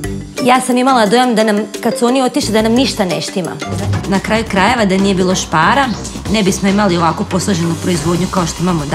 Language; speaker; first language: Croatian; native; Croatian